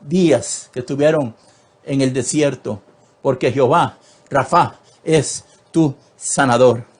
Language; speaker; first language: Spanish; native; Spanish